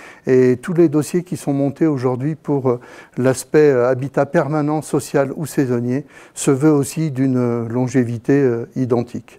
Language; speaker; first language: French; native; French